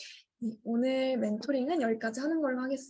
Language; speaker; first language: Korean; native; Korean